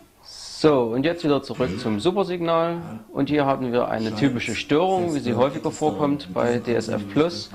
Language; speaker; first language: German; native; German